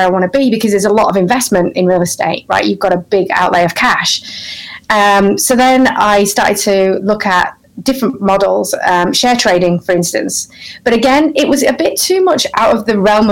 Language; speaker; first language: English; native; English